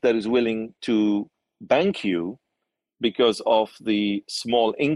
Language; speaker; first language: English; non-native, local second language; Arabic